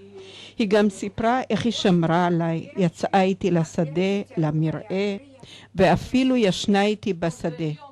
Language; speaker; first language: Hebrew; early bilingual, other home language; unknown